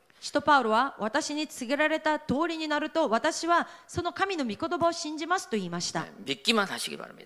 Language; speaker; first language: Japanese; non-native, fluent; Korean